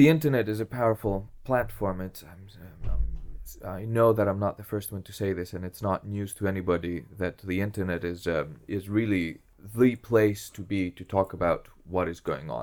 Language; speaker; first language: English; non-native, fluent; Greek